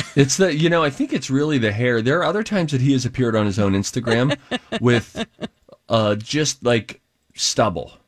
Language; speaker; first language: English; native; English